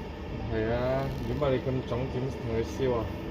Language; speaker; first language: Cantonese; native; Cantonese